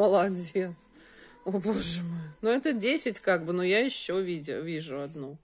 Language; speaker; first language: Russian; native; Russian